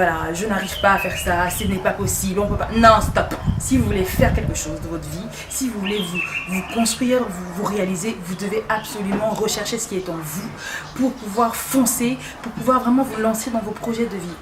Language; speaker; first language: French; native; French